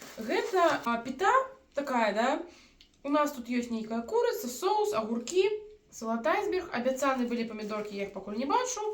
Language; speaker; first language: Belarusian; non-native, local second language; Russian